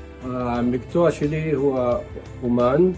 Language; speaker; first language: Hebrew; non-native, local second language; Arabic